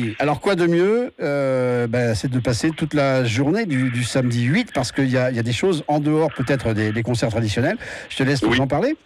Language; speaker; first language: French; native; French